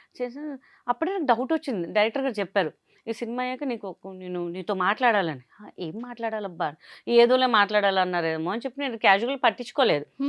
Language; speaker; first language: Telugu; non-native, local second language; Hindi